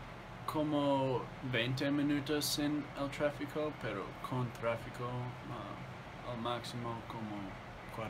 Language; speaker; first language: Spanish; non-native, learner; English